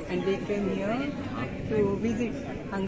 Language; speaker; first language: English; non-native, local second language; Marathi